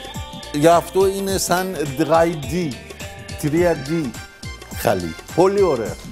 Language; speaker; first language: Greek; non-native, fluent; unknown